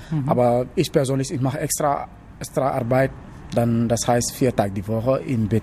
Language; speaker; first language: German; non-native, learner; Wolof